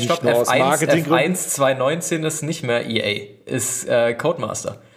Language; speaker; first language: German; native; German